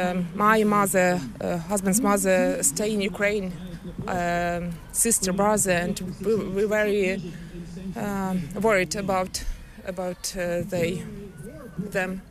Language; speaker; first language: English; non-native, learner; Ukrainian